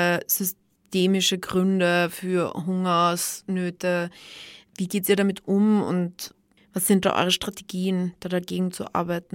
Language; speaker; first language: German; native; German